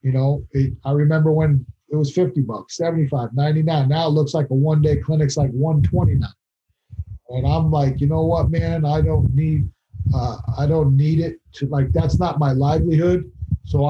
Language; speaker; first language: English; native; English